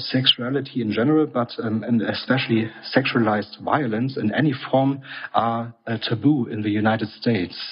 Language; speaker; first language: English; non-native, fluent; German